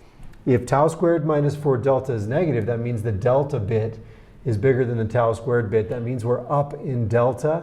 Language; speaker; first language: English; native; English